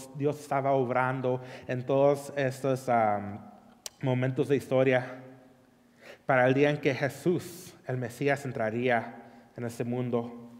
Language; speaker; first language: Spanish; early bilingual, heritage; Spanish